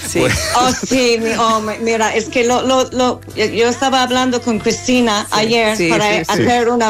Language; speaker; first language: Spanish; non-native, fluent; English